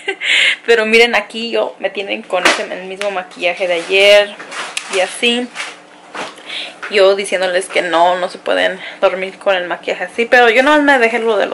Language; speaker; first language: Spanish; early bilingual, heritage; Spanish